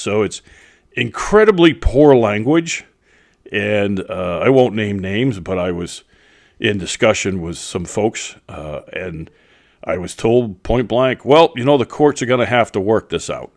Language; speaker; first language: English; native; English